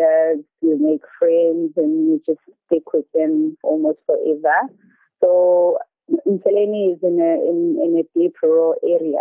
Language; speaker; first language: English; non-native, local second language; Zulu